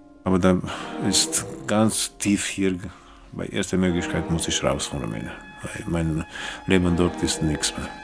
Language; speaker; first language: German; non-native, fluent; Romanian